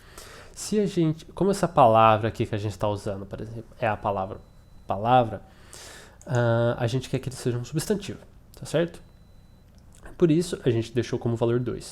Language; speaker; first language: Portuguese; native; Portuguese